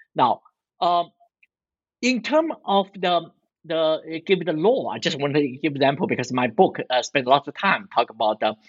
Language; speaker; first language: English; non-native, fluent; Chinese